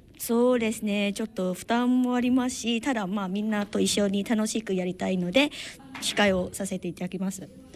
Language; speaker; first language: Japanese; non-native, fluent; Khmer